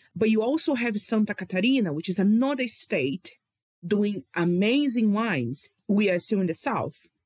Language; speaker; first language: English; non-native, fluent; Portuguese